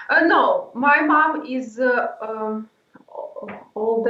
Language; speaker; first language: English; non-native, learner; Ukrainian